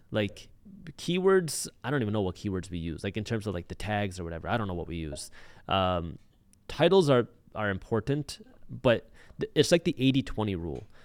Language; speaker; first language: English; early bilingual, other home language; Punjabi